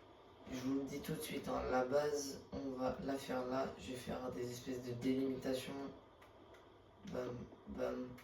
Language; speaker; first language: French; native; French